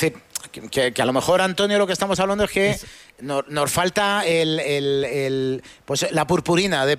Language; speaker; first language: Spanish; native; Spanish